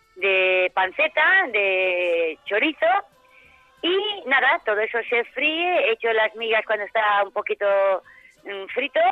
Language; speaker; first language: Spanish; native; Spanish